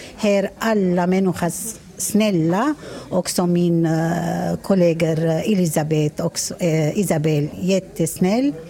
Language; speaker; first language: Swedish; non-native, learner; Arabic